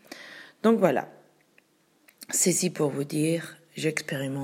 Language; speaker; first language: French; non-native, fluent; Spanish